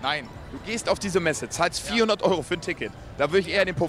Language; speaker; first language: German; native; German